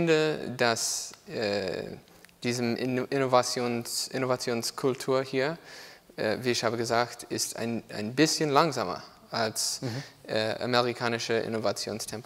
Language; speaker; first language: German; non-native, learner; English